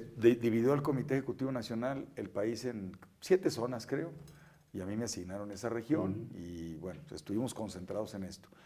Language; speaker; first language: Spanish; native; Spanish